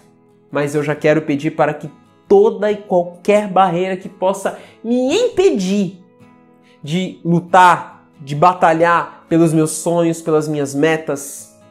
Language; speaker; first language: Portuguese; native; Portuguese